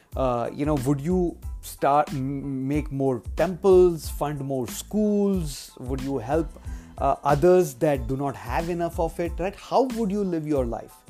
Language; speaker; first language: English; non-native, local second language; Hindi